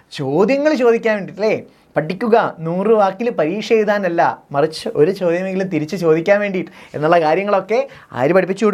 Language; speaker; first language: Malayalam; native; Malayalam